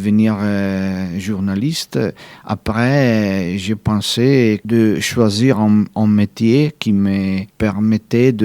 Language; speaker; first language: French; non-native, fluent; Italian